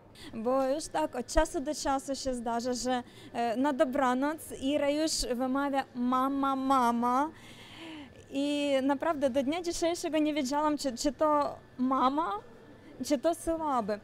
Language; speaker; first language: Polish; non-native, fluent; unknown